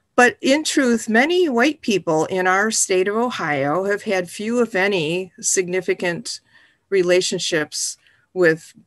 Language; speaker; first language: English; native; English